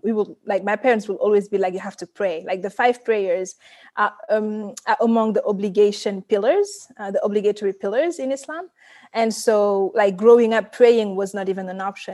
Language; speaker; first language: English; non-native, fluent; Wolof